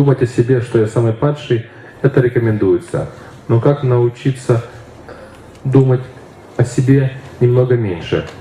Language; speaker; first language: Russian; native; Russian